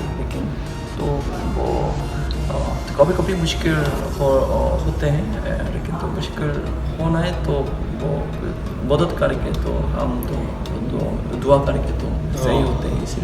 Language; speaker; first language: Hindi; non-native, learner; Korean